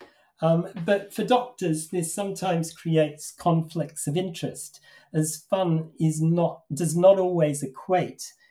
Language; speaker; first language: English; native; English